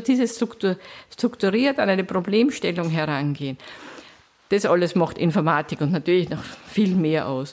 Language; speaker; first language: German; native; German